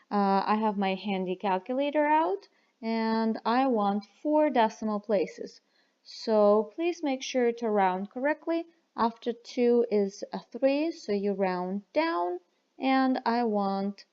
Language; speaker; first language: English; non-native, fluent; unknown